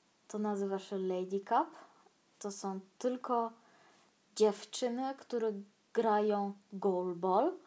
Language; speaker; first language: Polish; non-native, learner; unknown